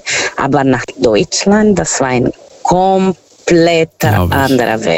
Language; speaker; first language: German; non-native, learner; Portuguese